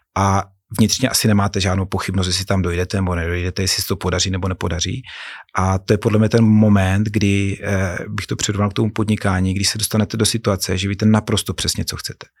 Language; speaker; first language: Czech; native; Czech